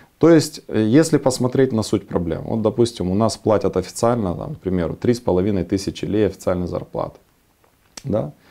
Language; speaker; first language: Russian; non-native, local second language; Romanian